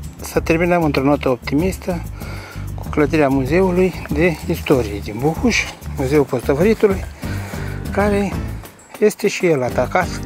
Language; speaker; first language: Romanian; native; Romanian